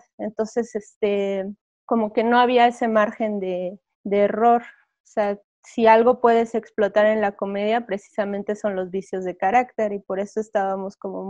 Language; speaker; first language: Spanish; native; Spanish